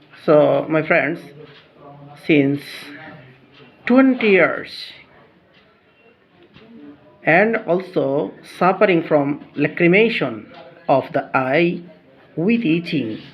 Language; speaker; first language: English; non-native, local second language; Bangla